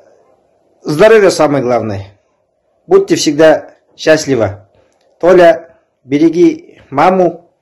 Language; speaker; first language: Russian; non-native, local second language; Yakut